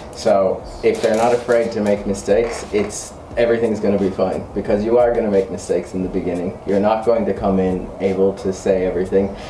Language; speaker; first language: English; native; English